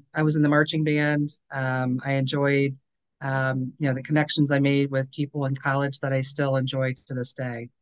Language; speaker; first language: English; native; English